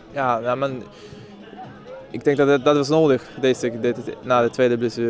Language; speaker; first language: Dutch; non-native, learner; Swedish